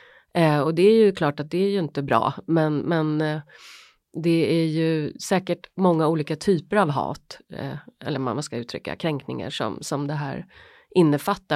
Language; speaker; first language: Swedish; native; Swedish